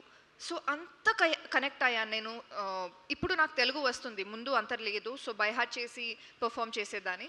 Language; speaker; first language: Telugu; non-native, learner; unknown